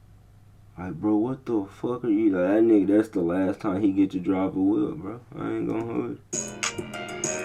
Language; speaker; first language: English; native; English